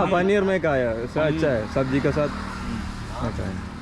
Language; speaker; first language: Hindi; non-native, local second language; Malayalam